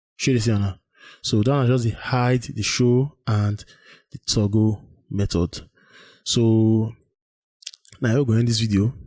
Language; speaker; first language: Nigerian Pidgin; native; Nigerian Pidgin